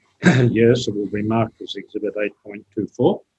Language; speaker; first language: English; native; English